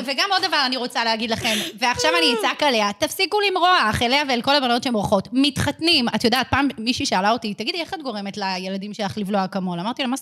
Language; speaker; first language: Hebrew; native; Hebrew